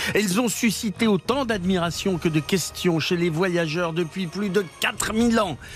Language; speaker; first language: French; native; French